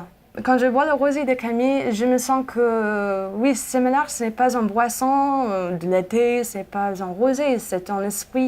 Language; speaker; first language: French; non-native, fluent; English